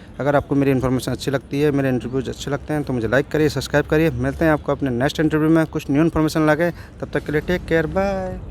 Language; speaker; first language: Hindi; native; Hindi